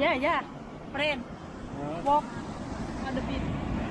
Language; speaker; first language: English; non-native, learner; Thai